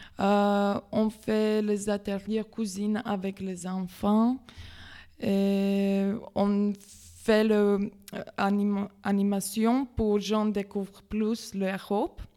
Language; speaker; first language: French; non-native, learner; Latvian